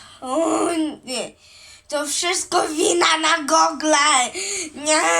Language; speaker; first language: Polish; early bilingual, heritage; Portuguese